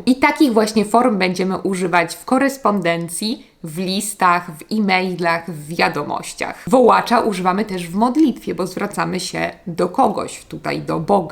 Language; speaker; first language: Polish; native; Polish